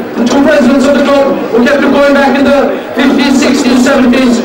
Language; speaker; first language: English; native; English